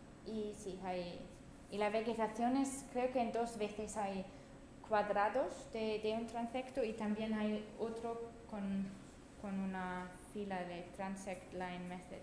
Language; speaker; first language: Spanish; non-native, fluent; German